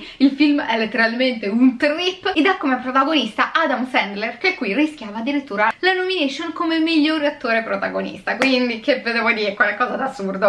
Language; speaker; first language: Italian; native; Italian